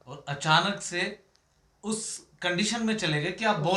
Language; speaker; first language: Hindi; native; Hindi